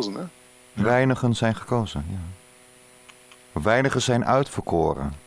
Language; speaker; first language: Dutch; native; Dutch